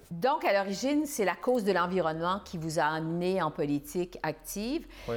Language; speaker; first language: French; native; French